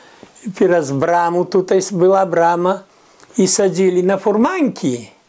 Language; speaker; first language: Polish; non-native, local second language; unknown